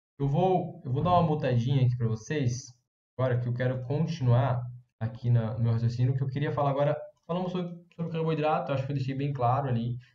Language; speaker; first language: Portuguese; native; Portuguese